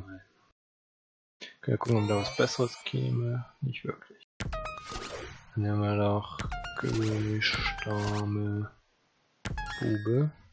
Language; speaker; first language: German; native; German